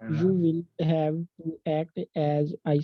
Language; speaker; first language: English; non-native, learner; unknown